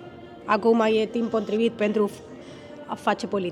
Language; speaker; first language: Romanian; non-native, learner; Spanish